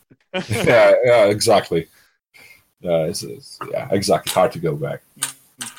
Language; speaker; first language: English; non-native, fluent; Polish